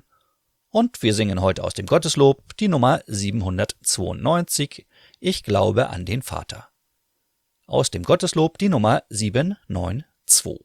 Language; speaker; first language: German; native; German